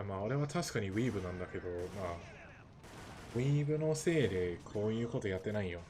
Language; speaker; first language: Japanese; non-native, fluent; English